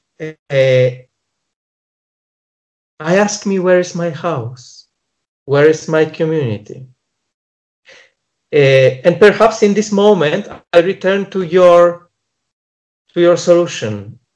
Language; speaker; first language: English; non-native, fluent; Polish